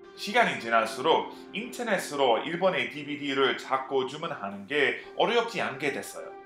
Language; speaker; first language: Korean; non-native, fluent; English